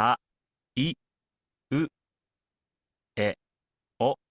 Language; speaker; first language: Japanese; non-native, learner; Filipino